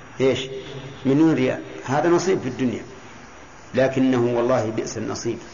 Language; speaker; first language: Arabic; native; Arabic